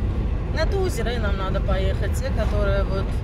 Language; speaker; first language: Russian; native; Russian